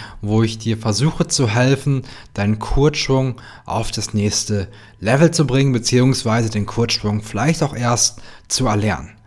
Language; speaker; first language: German; native; German